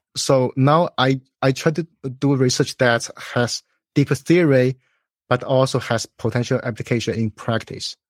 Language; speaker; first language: English; non-native, fluent; Chinese